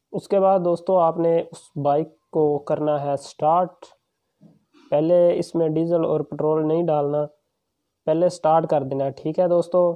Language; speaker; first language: Urdu; non-native, local second language; Punjabi